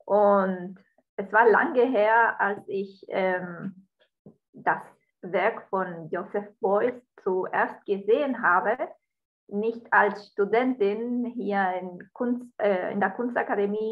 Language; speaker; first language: German; non-native, fluent; Spanish